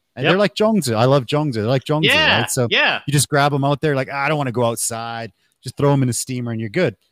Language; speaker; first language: English; native; English